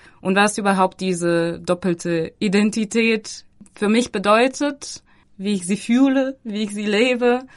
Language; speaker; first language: German; non-native, fluent; Bulgarian